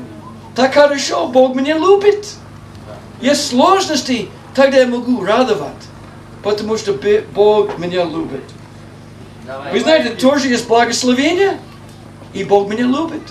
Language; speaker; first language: Russian; non-native, learner; English